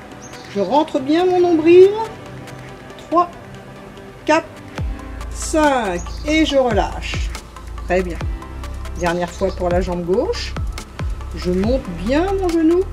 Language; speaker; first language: French; native; French